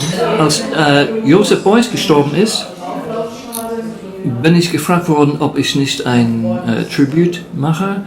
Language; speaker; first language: German; non-native, fluent; English